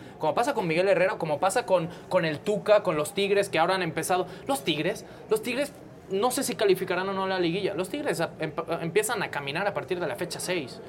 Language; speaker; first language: Spanish; non-native, local second language; Catalan